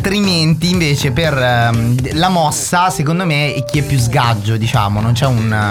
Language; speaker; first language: Italian; native; Italian